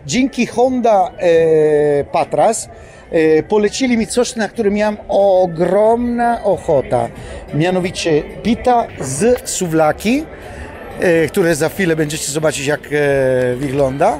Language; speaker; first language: Polish; non-native, fluent; Italian